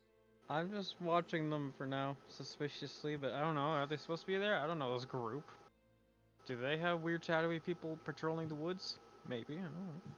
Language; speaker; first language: English; native; English